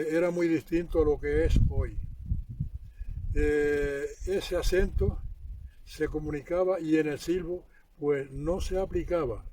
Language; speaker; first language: Spanish; native; Spanish